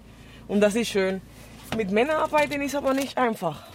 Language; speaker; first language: German; non-native, fluent; Spanish